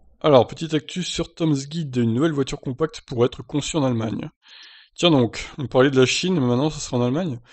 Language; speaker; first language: French; native; French